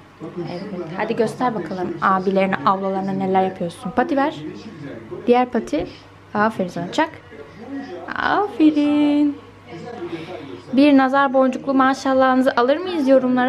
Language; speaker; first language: Turkish; native; Turkish